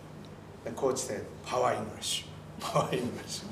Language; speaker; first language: English; non-native, learner; Japanese